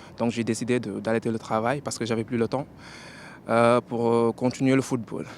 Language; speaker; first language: French; non-native, local second language; Wolof